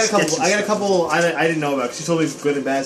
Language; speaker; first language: English; native; English